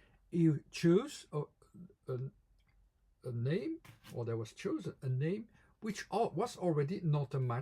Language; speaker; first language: English; non-native, fluent; Dutch